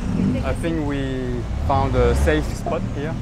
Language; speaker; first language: English; non-native, fluent; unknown